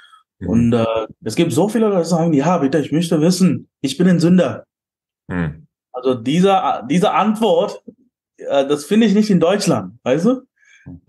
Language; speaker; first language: German; non-native, fluent; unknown